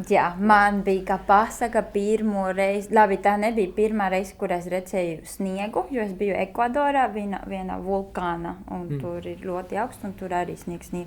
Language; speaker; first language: Latvian; non-native, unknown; Spanish